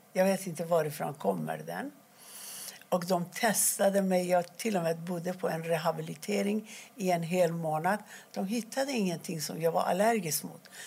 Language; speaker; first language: Swedish; non-native, fluent; Persian